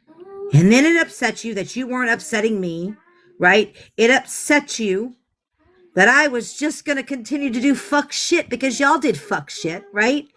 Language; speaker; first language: English; native; English